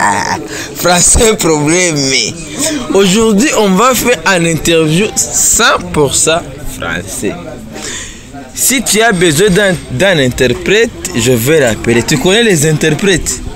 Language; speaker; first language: French; non-native, learner; Rundi